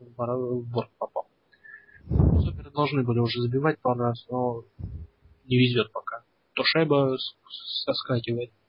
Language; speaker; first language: Russian; early bilingual, heritage; Russian